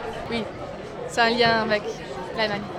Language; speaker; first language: French; non-native, fluent; German